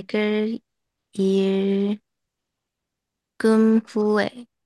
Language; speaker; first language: Korean; non-native, learner; Chinese